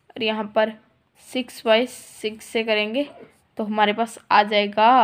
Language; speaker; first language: Hindi; non-native, local second language; Punjabi